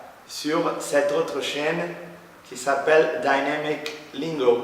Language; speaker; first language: French; non-native, fluent; Portuguese